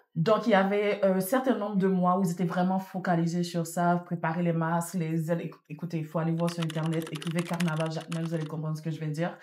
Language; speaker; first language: French; non-native, local second language; Haitian Creole